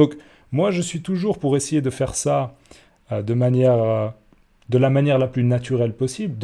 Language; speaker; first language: French; native; French